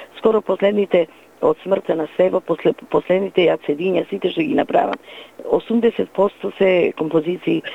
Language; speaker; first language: Macedonian; non-native, local second language; Romany